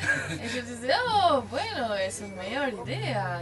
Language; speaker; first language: Spanish; non-native, learner; French